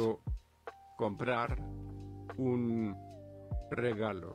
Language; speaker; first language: Spanish; non-native, learner; English